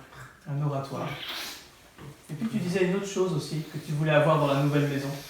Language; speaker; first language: French; native; French